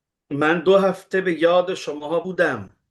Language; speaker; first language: Persian; non-native, fluent; Urdu